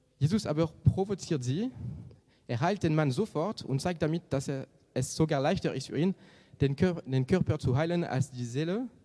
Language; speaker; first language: German; non-native, fluent; French